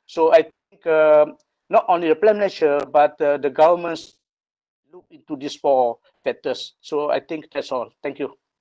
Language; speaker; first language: English; non-native, local second language; Malay